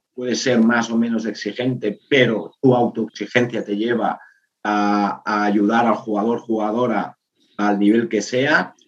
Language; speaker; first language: Spanish; native; Spanish